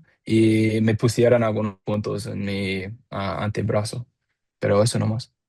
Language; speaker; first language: Spanish; non-native, learner; English